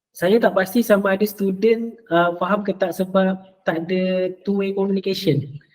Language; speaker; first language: Malay; native; Malay